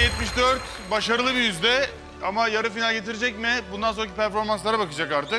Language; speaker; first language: Turkish; native; Turkish